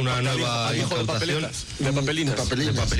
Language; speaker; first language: Spanish; native; Spanish